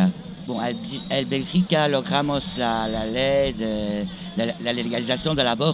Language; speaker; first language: Spanish; non-native, learner; French